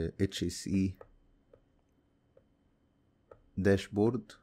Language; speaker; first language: Arabic; native; Arabic